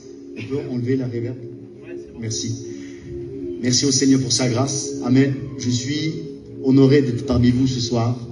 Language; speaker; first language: French; native; French